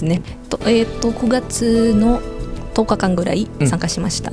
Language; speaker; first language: Japanese; non-native, fluent; Indonesian